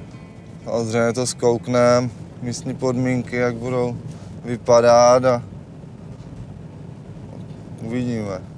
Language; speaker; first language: Czech; native; Czech